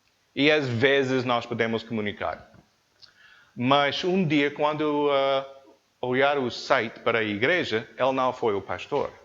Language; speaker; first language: Portuguese; non-native, learner; English